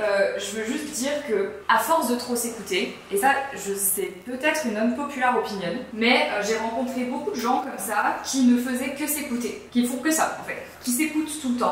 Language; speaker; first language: French; native; French